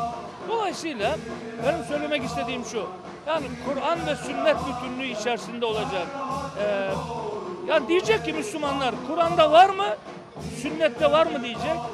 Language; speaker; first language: Turkish; native; Turkish